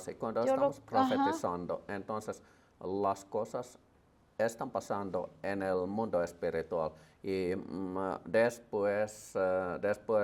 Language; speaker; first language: Spanish; non-native, learner; Finnish